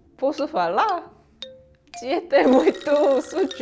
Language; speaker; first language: Portuguese; non-native, learner; Korean